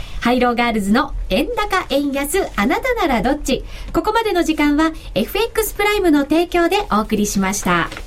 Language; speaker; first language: Japanese; native; Japanese